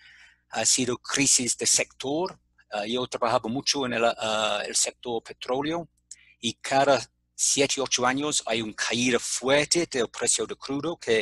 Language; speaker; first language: Spanish; non-native, fluent; English